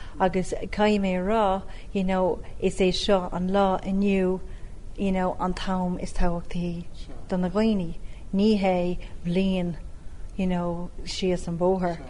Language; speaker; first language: Irish; non-native, local second language; English